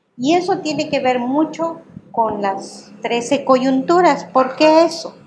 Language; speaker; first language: Spanish; non-native, local second language; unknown